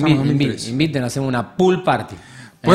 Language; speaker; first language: Spanish; native; Spanish